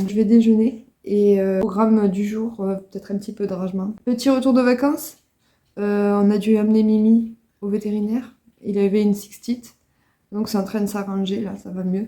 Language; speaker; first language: French; native; French